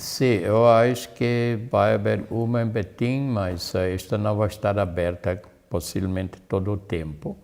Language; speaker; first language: Portuguese; non-native, fluent; German